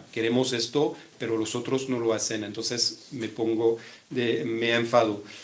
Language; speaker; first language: Spanish; non-native, fluent; French